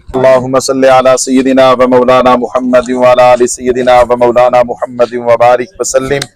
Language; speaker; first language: Urdu; non-native, local second language; Pahari-Potwari